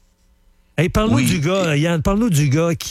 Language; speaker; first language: French; native; French